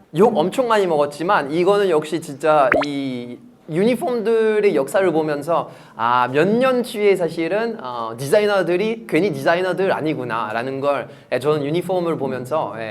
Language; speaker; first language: Korean; non-native, fluent; French